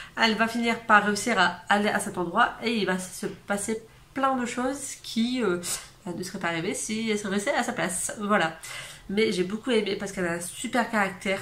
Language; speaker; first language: French; native; French